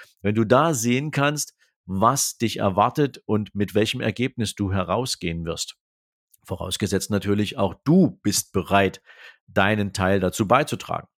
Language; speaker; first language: German; native; German